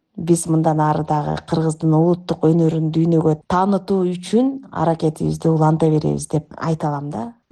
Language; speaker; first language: Kyrgyz; native; Kyrgyz